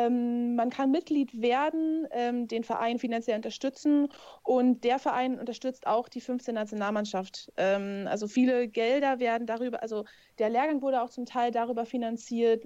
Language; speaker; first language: German; native; German